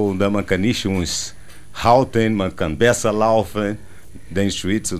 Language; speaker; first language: German; non-native, learner; Portuguese